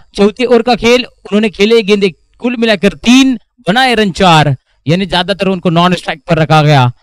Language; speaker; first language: Hindi; non-native, local second language; Marathi